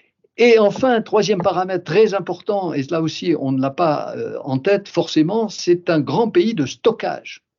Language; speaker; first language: French; native; French